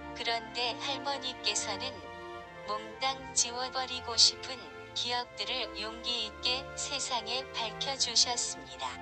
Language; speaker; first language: Korean; non-native, fluent; Japanese